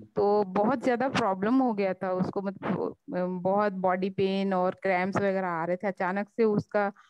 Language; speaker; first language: Hindi; native; Hindi